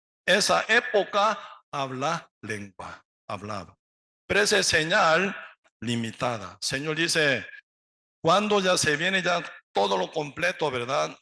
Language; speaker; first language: Spanish; non-native, learner; Korean